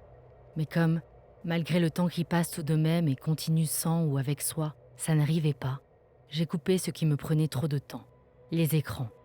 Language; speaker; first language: French; native; French